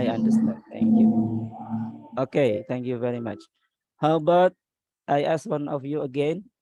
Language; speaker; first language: English; non-native, learner; Indonesian